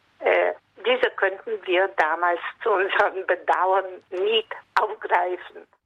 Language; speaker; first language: German; non-native, fluent; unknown